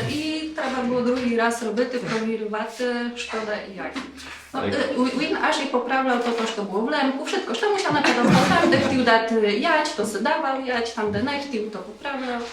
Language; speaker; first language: Polish; non-native, local second language; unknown